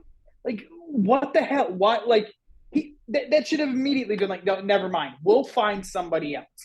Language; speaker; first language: English; native; English